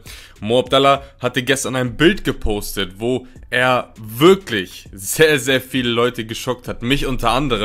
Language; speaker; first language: German; native; German